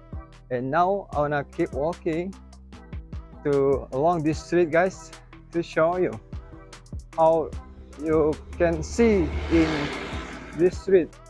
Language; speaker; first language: English; non-native, learner; Indonesian